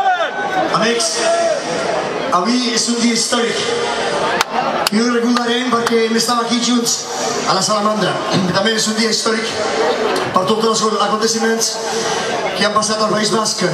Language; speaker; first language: Catalan; non-native, local second language; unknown